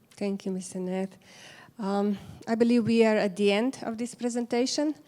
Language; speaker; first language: English; non-native, fluent; Slovenian